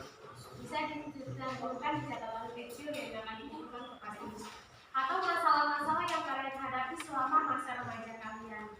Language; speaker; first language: Indonesian; native; Indonesian